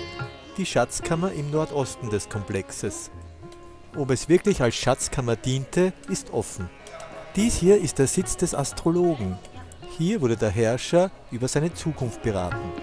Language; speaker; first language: German; native; German